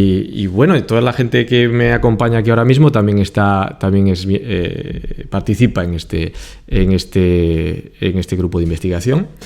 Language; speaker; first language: Spanish; native; Spanish